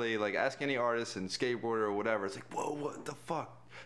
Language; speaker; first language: English; native; English